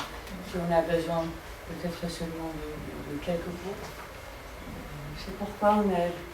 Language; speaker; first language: French; non-native, fluent; Dutch